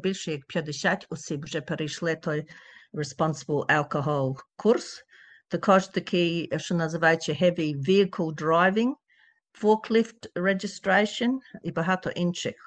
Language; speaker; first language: Ukrainian; early bilingual, heritage; Ukrainian